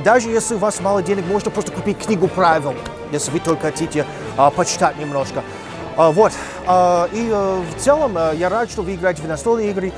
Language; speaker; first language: Russian; non-native, fluent; English